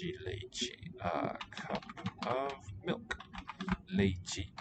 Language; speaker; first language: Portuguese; non-native, learner; English